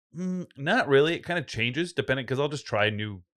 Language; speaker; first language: English; early bilingual, other home language; Italian